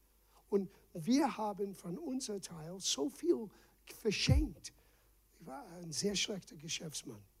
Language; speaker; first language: German; non-native, fluent; English